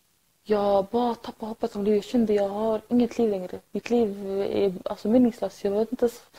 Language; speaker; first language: Swedish; early bilingual, other home language; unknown